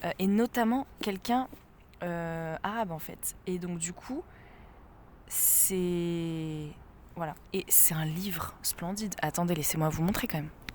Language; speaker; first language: French; native; French